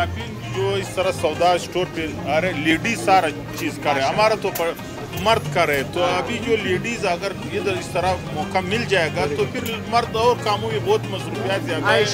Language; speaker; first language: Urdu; non-native, local second language; Pashto